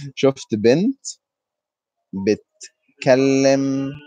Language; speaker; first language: Arabic; early bilingual, heritage; Arabic